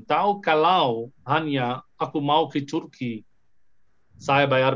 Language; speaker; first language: Indonesian; non-native, fluent; Arabic